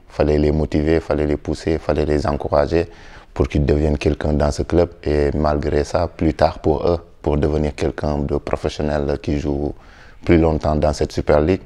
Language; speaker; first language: French; non-native, local second language; Wolof